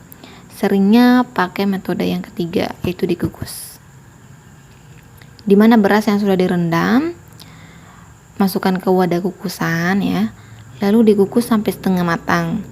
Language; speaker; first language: Indonesian; native; Indonesian